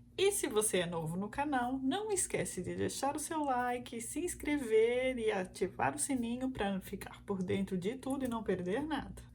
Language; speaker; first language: Portuguese; native; Portuguese